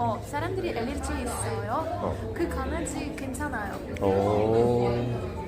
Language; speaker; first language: Korean; non-native, learner; Russian